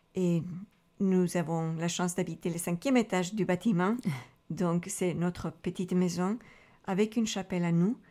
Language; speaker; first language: French; non-native, fluent; Spanish